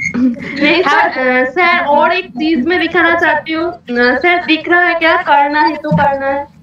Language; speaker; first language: Hindi; non-native, local second language; Bangla